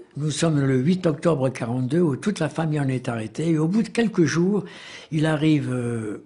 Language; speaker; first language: French; native; French